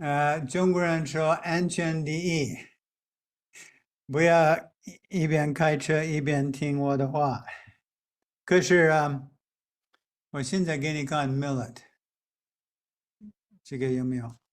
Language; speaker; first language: Chinese; non-native, fluent; English